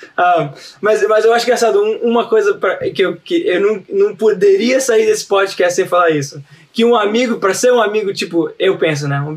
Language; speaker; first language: Portuguese; early bilingual, heritage; Portuguese